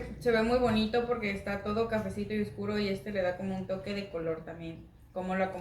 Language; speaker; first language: Spanish; native; Spanish